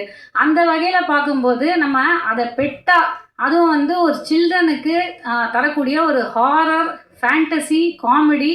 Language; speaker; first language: Tamil; native; Tamil